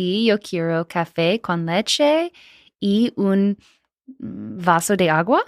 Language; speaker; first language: Spanish; non-native, learner; English